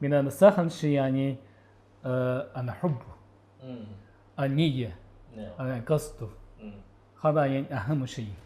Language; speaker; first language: Arabic; non-native, learner; Chinese